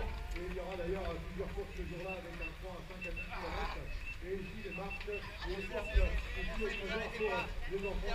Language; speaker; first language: French; native; French